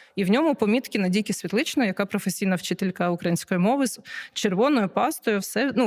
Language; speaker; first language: Ukrainian; non-native, local second language; Russian